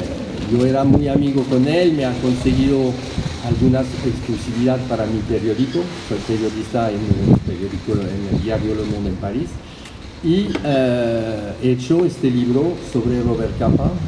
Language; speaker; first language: Spanish; early bilingual, heritage; French